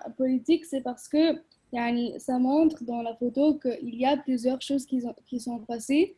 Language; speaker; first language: French; non-native, learner; Arabic